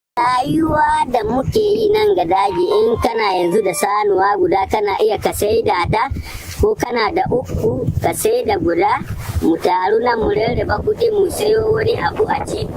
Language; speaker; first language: Hausa; non-native, local second language; Fula